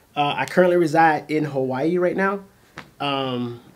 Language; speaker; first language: English; native; English